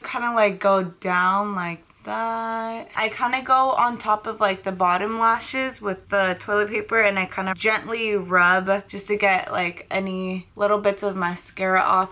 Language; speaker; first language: English; early bilingual, other home language; Spanish